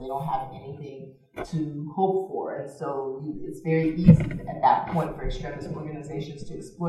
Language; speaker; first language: English; native; English